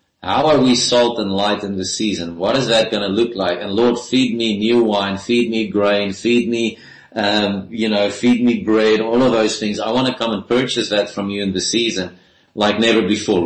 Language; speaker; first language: English; non-native, local second language; Afrikaans